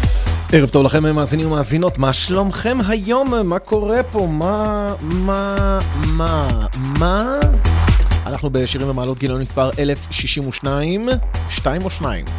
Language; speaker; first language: Hebrew; native; Hebrew